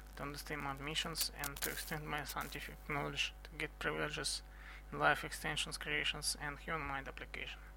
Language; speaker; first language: English; non-native, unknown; Russian